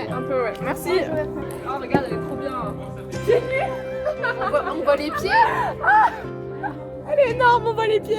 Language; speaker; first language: French; native; French